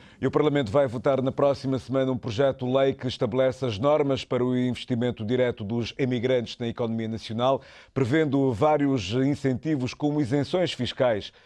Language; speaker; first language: Portuguese; non-native, local second language; Kabuverdianu